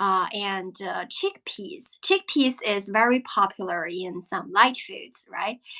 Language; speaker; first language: English; non-native, fluent; Chinese